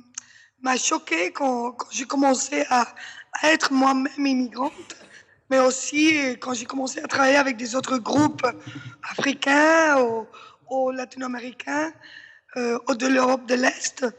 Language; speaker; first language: French; non-native, fluent; Spanish